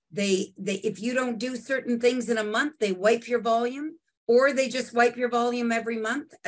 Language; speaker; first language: English; native; English